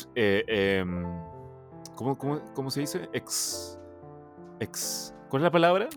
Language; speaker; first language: Spanish; early bilingual, other home language; Chinese